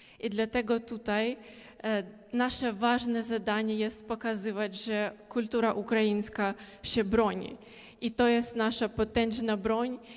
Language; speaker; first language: Polish; non-native, local second language; Ukrainian